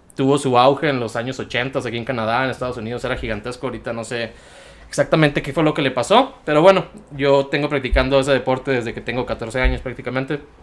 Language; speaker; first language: Spanish; native; Spanish